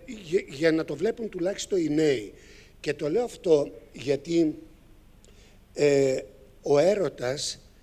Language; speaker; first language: Greek; native; Greek